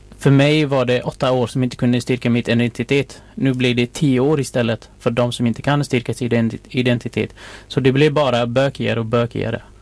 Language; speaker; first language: Swedish; non-native, fluent; Persian